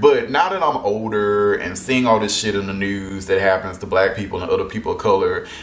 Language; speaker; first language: English; native; English